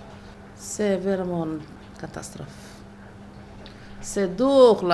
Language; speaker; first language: French; non-native, learner; Somali